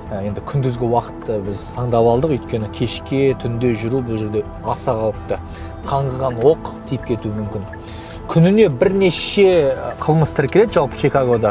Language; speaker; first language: Kazakh; native; Kazakh